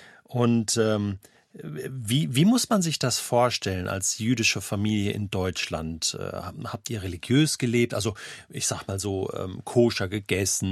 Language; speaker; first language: German; native; German